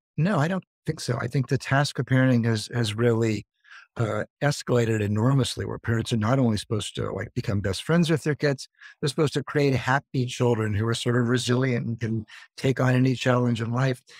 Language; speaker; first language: English; native; English